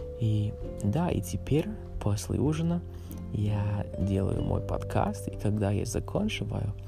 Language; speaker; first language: Russian; non-native, learner; English